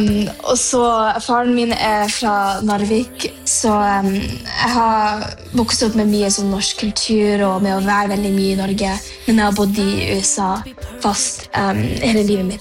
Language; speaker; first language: Norwegian; early bilingual, heritage; English